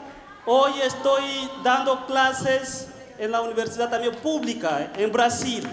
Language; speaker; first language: Spanish; non-native, fluent; Bembe